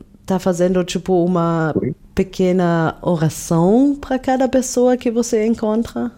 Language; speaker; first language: Portuguese; non-native, fluent; German